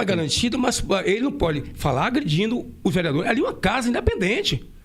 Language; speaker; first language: Portuguese; native; Portuguese